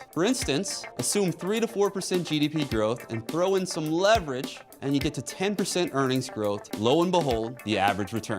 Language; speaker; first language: English; native; English